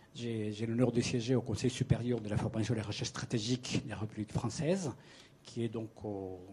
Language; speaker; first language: French; non-native, fluent; Spanish